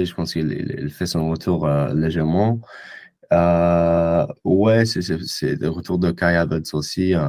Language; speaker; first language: French; non-native, fluent; English